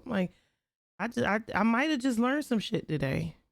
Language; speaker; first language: English; native; English